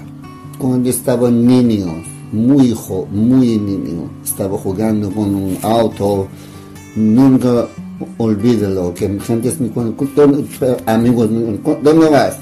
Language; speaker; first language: Spanish; non-native, learner; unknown